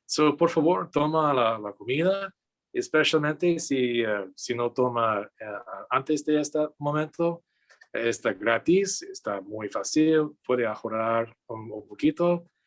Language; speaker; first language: Spanish; non-native, learner; English